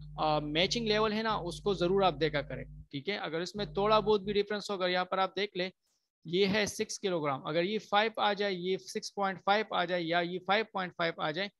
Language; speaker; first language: Urdu; non-native, local second language; Punjabi